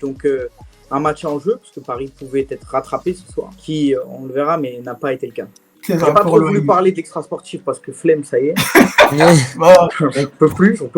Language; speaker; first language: French; native; French